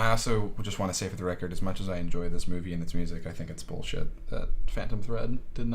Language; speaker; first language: English; native; English